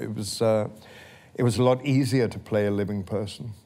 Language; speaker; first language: English; native; English